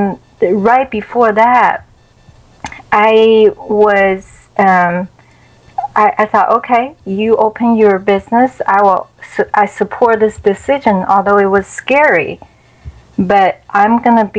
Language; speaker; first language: English; non-native, fluent; Chinese